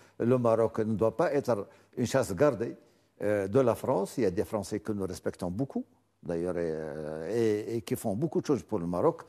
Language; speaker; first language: French; non-native, local second language; Arabic